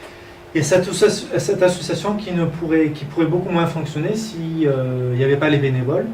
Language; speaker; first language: French; native; French